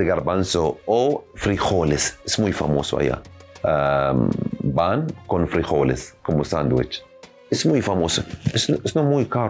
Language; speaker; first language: Spanish; non-native, learner; Arabic